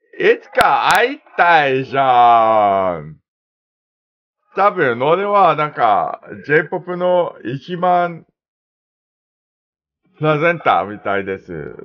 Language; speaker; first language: Japanese; non-native, learner; English